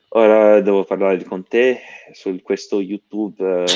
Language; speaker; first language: Italian; non-native, learner; English